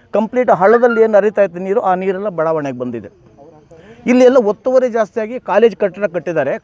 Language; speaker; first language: Kannada; native; Kannada